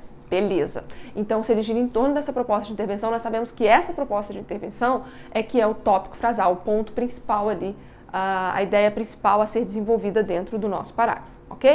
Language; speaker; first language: Portuguese; native; Portuguese